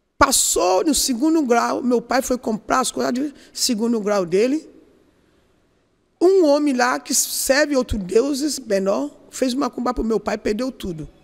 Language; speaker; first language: Portuguese; non-native, learner; Yoruba